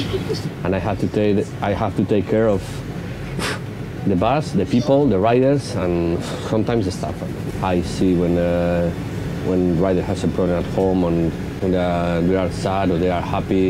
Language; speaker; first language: English; non-native, learner; Spanish